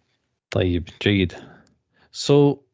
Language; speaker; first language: Arabic; non-native, fluent; English